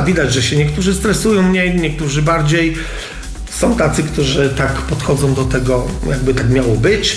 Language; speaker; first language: Polish; native; Polish